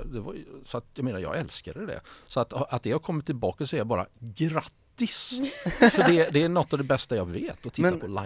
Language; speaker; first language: Swedish; native; Swedish